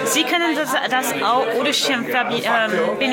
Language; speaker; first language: German; non-native, learner; French